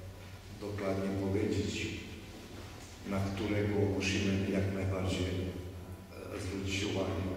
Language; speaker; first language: Polish; non-native, fluent; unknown